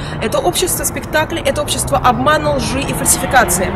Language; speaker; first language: Russian; native; Russian